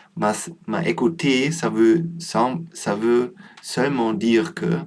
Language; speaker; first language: French; non-native, learner; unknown